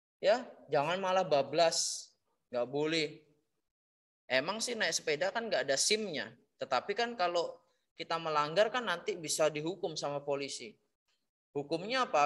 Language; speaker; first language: Indonesian; native; Indonesian